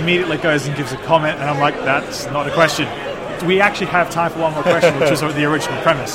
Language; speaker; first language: English; native; English